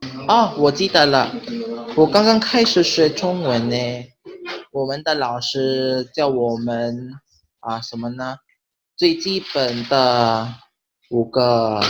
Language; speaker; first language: Chinese; non-native, learner; Filipino